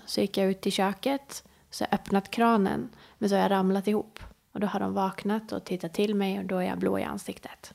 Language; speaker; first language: Swedish; early bilingual, other home language; Persian